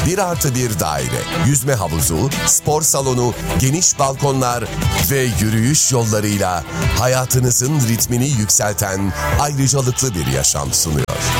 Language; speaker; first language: Turkish; native; Turkish